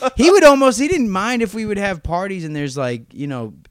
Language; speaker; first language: English; native; English